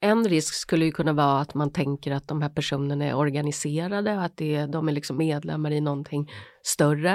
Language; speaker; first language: Swedish; native; Swedish